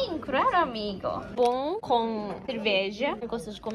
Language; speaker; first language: Portuguese; non-native, learner; Japanese